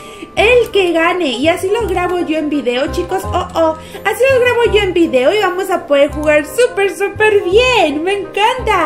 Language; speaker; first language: Spanish; native; Spanish